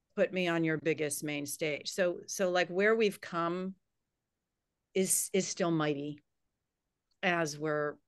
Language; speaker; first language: English; native; English